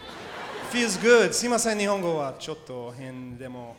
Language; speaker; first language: Japanese; non-native, learner; English